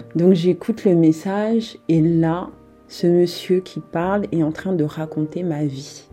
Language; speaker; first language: French; native; French